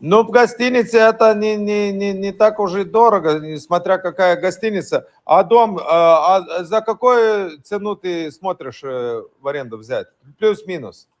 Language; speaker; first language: Russian; non-native, fluent; Lithuanian